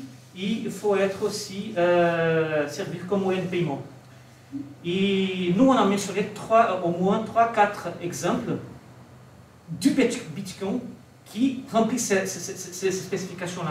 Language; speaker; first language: French; non-native, learner; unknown